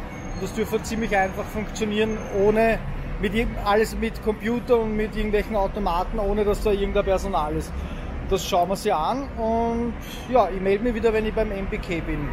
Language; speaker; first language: German; native; German